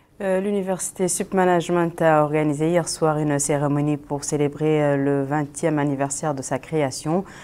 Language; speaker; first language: French; non-native, local second language; Arabic